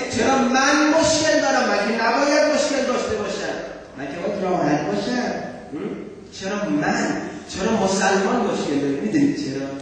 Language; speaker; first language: Persian; non-native, fluent; Urdu